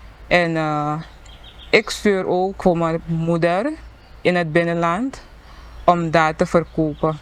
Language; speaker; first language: Dutch; non-native, local second language; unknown